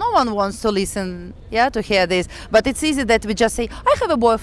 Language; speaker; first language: English; non-native, fluent; Russian